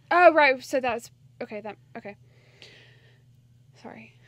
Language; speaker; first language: English; native; English